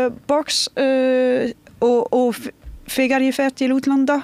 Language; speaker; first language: Icelandic; non-native, learner; French